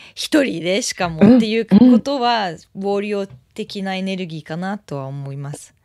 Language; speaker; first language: Japanese; non-native, fluent; French